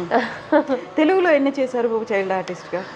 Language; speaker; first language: Telugu; native; Telugu